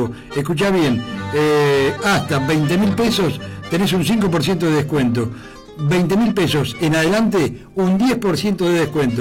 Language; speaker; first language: Spanish; native; Spanish